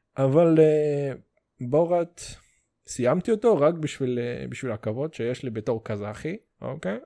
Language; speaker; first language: Hebrew; early bilingual, other home language; Russian